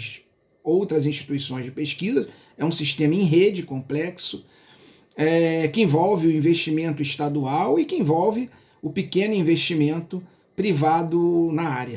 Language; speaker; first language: Portuguese; native; Portuguese